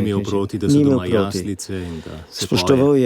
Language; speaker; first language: Slovenian; native; Slovenian